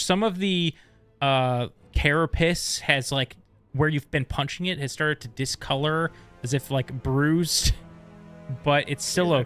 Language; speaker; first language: English; native; English